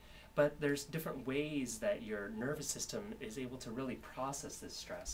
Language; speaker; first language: English; native; English